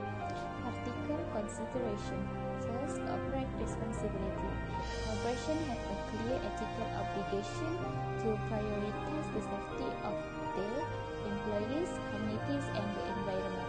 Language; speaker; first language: English; non-native, local second language; Malay